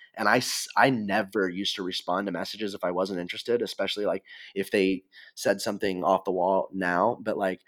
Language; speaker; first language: English; native; English